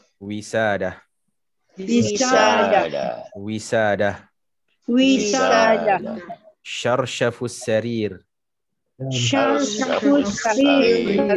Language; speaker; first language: Arabic; non-native, fluent; Malay